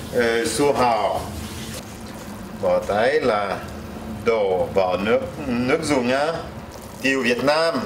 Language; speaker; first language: Vietnamese; non-native, fluent; French